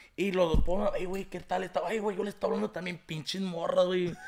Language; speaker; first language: Spanish; early bilingual, heritage; Spanish